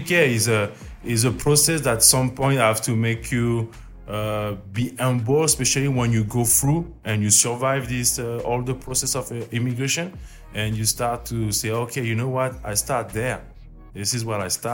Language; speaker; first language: English; non-native, learner; French